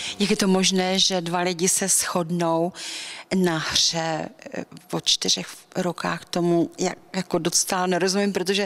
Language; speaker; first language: Czech; native; Czech